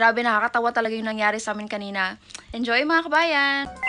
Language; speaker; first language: Filipino; native; Filipino